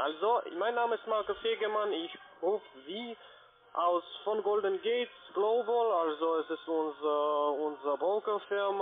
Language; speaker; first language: German; non-native, learner; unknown